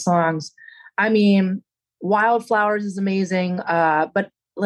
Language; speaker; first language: English; native; English